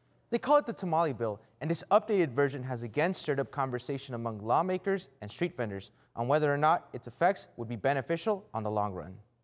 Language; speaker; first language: English; early bilingual, other home language; Spanish